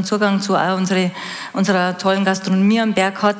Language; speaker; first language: German; native; German